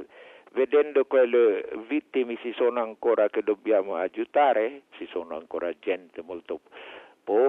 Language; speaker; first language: Italian; non-native, fluent; Indonesian